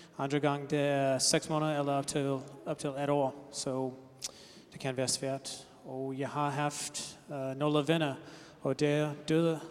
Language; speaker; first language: Danish; non-native, learner; English